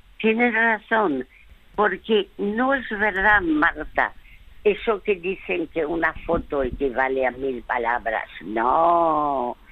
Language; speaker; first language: Spanish; early bilingual, other home language; French